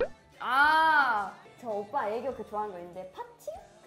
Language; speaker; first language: Korean; native; Korean